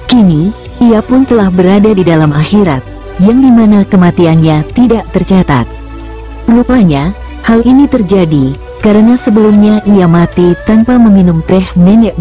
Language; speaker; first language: Indonesian; native; Indonesian